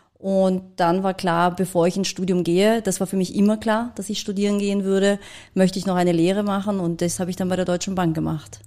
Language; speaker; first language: German; early bilingual, other home language; Polish